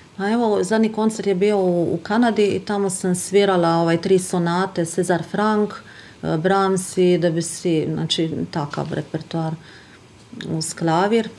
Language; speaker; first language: Bosnian; non-native, fluent; Hungarian